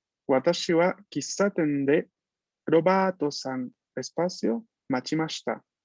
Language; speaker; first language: Japanese; non-native, fluent; Spanish